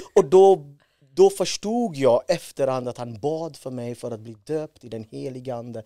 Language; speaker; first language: Swedish; non-native, fluent; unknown